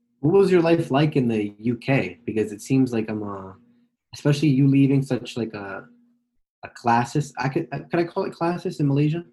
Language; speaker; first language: English; native; English